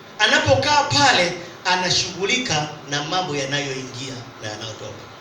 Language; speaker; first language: Swahili; native; Swahili